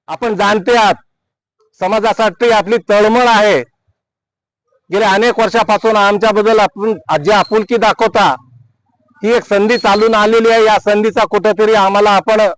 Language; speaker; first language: Marathi; non-native, local second language; Lambadi